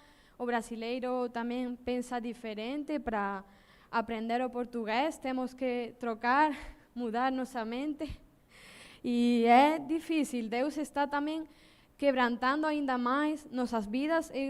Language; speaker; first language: Portuguese; non-native, learner; Spanish